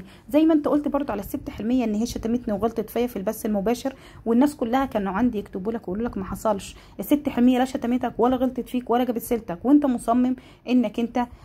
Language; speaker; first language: Arabic; native; Arabic